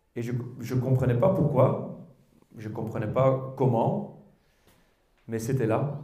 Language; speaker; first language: French; non-native, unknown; Dutch